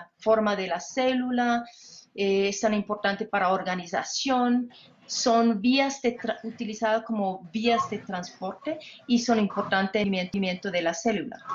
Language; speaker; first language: Spanish; non-native, fluent; English